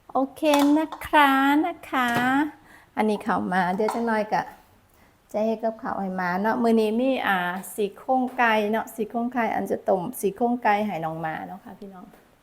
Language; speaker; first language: Thai; non-native, local second language; Northeastern Thai